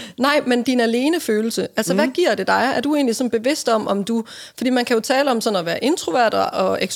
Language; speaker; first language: Danish; native; Danish